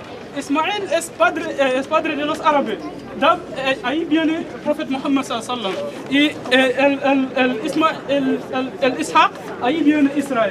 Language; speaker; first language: Spanish; non-native, learner; Arabic